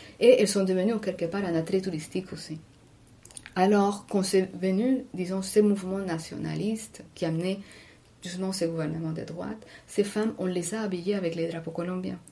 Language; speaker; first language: French; non-native, fluent; Spanish